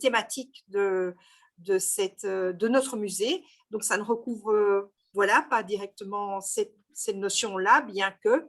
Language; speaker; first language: French; native; French